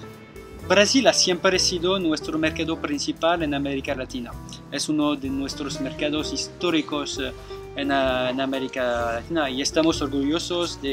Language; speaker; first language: Spanish; non-native, fluent; French